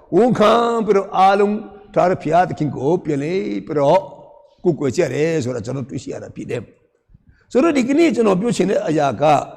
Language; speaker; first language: Burmese; non-native, local second language; Hakha Chin